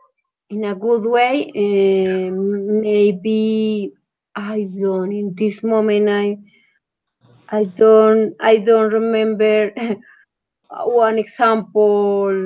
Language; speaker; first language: English; non-native, learner; Spanish